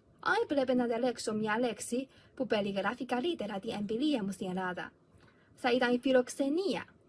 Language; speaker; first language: Greek; non-native, fluent; Chinese